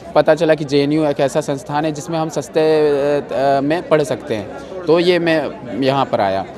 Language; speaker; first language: Hindi; native; Hindi